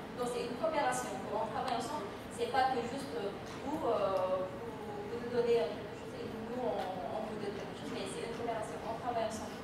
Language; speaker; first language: French; non-native, fluent; Indonesian